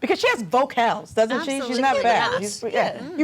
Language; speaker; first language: English; native; English